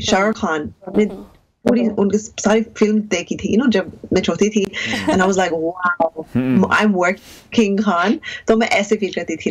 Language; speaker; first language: Hindi; early bilingual, heritage; Hindi